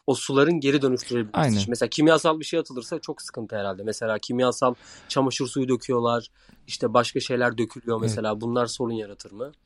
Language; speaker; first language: Turkish; native; Turkish